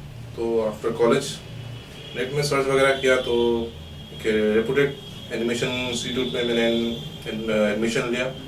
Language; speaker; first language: Hindi; non-native, local second language; Assamese